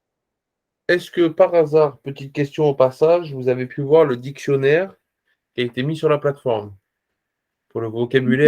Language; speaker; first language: French; native; French